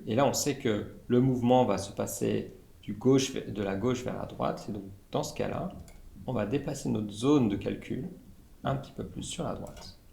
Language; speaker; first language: French; native; French